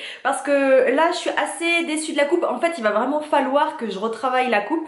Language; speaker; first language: French; native; French